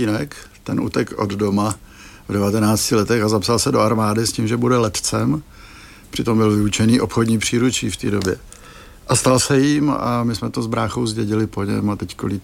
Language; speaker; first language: Czech; native; Czech